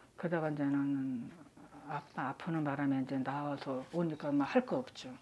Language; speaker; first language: Korean; native; Korean